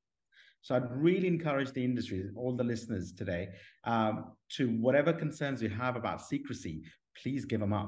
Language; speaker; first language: English; non-native, local second language; Urdu